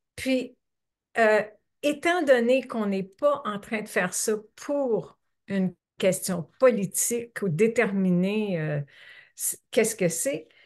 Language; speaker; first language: French; native; French